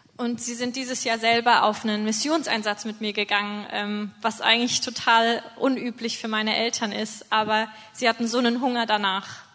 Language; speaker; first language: German; native; German